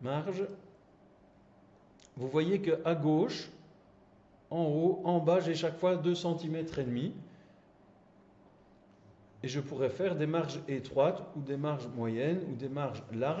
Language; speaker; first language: French; native; French